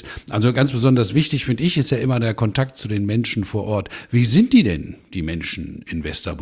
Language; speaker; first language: German; native; German